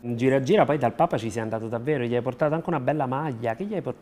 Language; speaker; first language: Italian; native; Italian